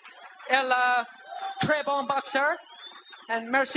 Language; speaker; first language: French; non-native, learner; English